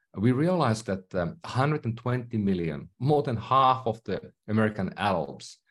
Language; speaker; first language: English; non-native, fluent; Finnish